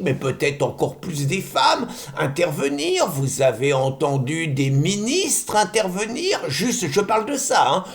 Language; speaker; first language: French; native; French